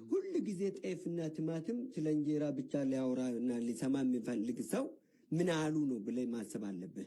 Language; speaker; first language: Amharic; non-native, local second language; Oromo